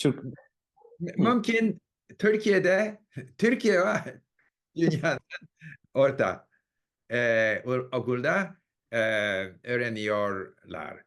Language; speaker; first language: Turkish; non-native, learner; English